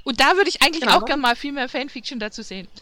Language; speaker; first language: German; native; German